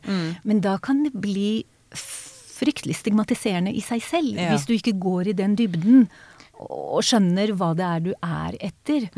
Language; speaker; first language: Norwegian; non-native, fluent; Hebrew